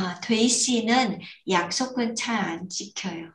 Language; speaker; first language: Korean; non-native, learner; Vietnamese